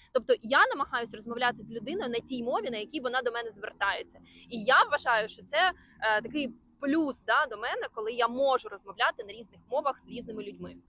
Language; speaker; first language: Ukrainian; non-native, local second language; Russian